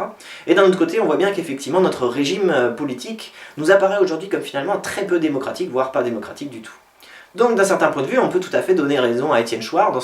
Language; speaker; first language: French; native; French